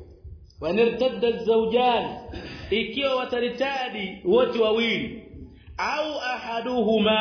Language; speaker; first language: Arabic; non-native, fluent; Swahili